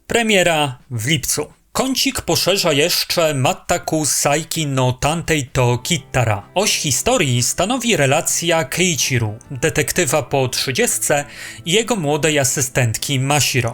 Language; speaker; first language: Polish; native; Polish